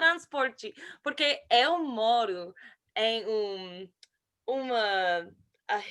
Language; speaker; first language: Portuguese; non-native, learner; English